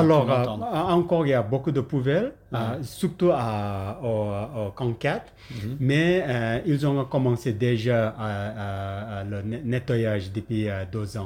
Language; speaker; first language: French; non-native, learner; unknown